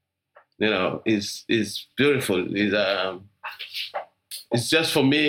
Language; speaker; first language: English; non-native, learner; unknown